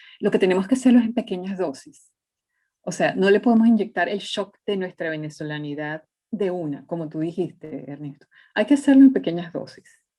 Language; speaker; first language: Spanish; native; Spanish